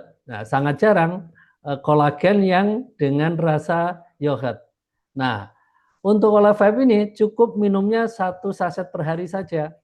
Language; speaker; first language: Indonesian; native; Indonesian